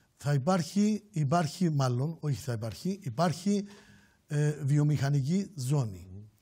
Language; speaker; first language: Greek; native; Greek